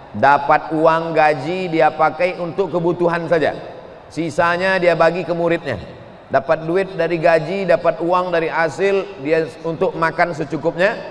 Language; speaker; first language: Indonesian; native; Indonesian